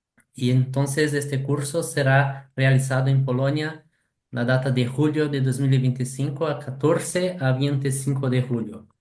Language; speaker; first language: Spanish; non-native, fluent; Portuguese